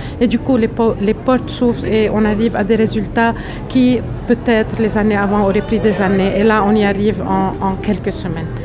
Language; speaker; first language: French; non-native, local second language; Arabic